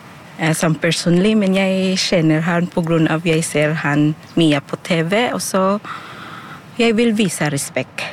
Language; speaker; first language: Norwegian; non-native, learner; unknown